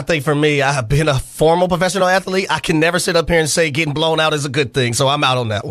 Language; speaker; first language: English; native; English